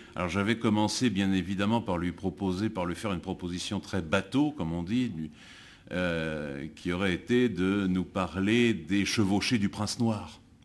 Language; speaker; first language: French; native; French